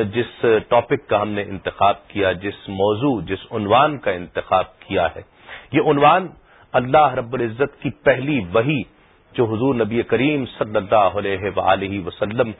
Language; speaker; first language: Urdu; native; Urdu